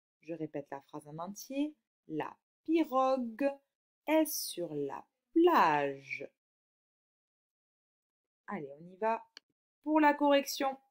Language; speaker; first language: French; native; French